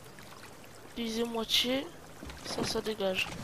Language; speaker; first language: French; native; French